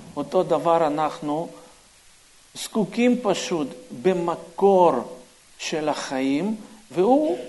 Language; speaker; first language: Hebrew; non-native, fluent; Russian